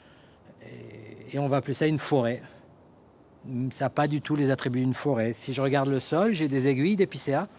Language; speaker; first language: French; native; French